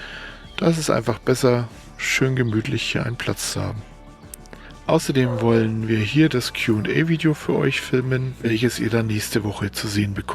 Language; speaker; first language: German; native; German